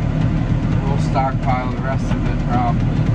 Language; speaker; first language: English; native; English